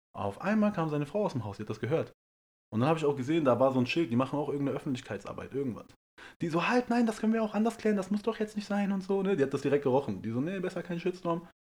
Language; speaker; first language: German; early bilingual, other home language; Persian